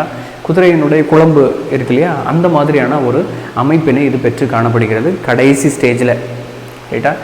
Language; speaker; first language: Tamil; native; Tamil